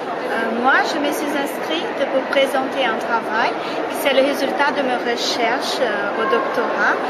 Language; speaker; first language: French; non-native, fluent; Portuguese